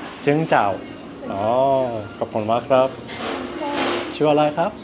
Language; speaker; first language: Thai; non-native, learner; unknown